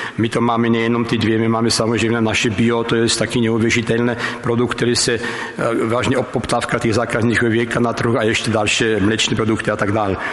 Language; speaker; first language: Czech; non-native, fluent; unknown